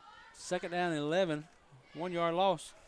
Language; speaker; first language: English; native; English